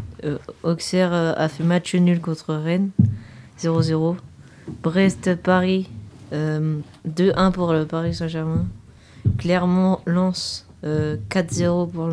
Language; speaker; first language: French; native; French